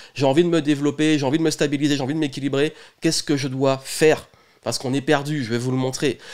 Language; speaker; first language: French; native; French